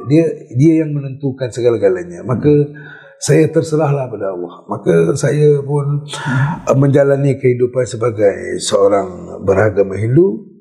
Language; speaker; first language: Malay; non-native, local second language; Tamil